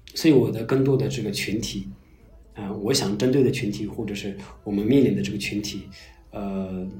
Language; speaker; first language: Chinese; non-native, local second language; Tibetan